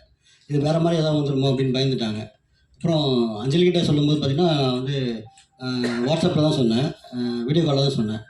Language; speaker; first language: Tamil; native; Tamil